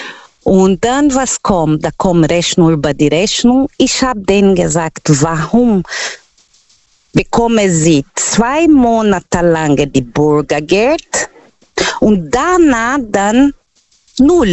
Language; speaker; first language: German; non-native, learner; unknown